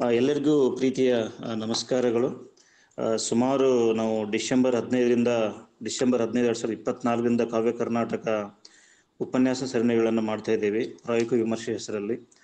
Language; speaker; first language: Kannada; native; Kannada